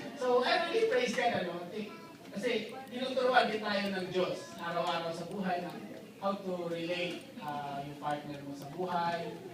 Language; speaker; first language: Filipino; native; Filipino